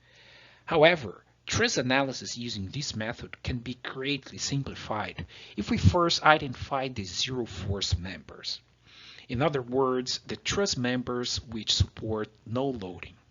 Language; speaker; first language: English; non-native, fluent; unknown